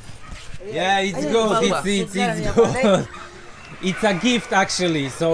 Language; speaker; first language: English; non-native, learner; Polish